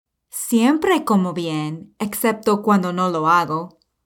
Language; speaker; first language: Spanish; non-native, fluent; English